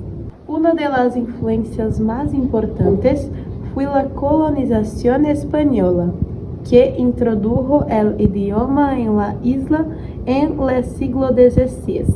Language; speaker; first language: Spanish; non-native, learner; Portuguese